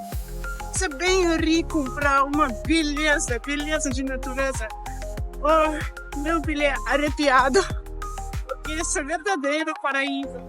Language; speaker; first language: Portuguese; non-native, learner; Russian